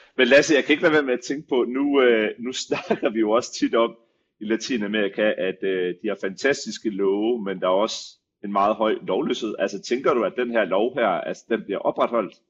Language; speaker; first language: Danish; native; Danish